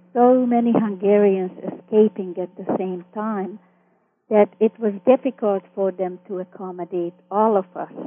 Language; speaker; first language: English; early bilingual, other home language; Hungarian